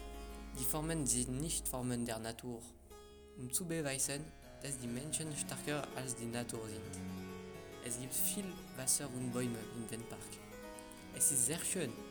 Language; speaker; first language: German; non-native, learner; French